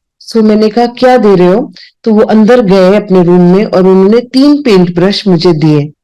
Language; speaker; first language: Hindi; non-native, local second language; Punjabi